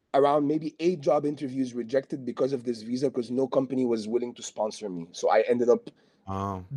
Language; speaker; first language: English; non-native, fluent; Arabic